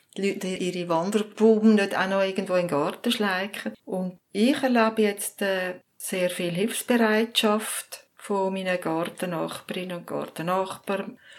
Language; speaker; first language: German; native; German